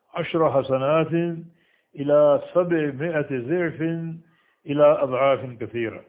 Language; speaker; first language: Urdu; native; Urdu